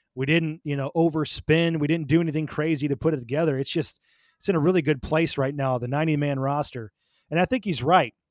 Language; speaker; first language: English; native; English